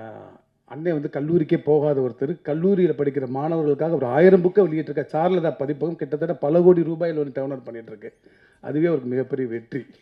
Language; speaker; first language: Tamil; native; Tamil